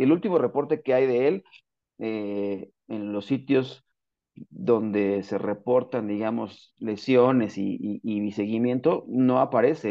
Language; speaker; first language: Spanish; native; Spanish